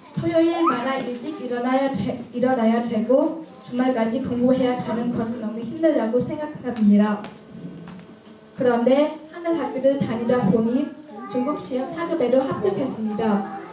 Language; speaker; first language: Korean; early bilingual, heritage; Korean